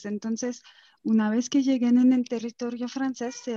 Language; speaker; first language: Spanish; non-native, fluent; French